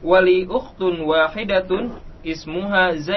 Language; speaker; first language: Arabic; non-native, learner; Indonesian